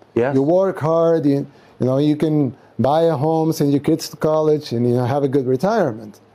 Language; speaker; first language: English; non-native, fluent; Spanish